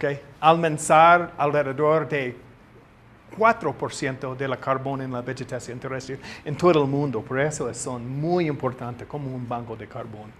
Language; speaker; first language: Spanish; non-native, learner; English